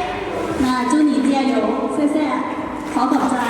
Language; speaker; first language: Chinese; non-native, learner; Lao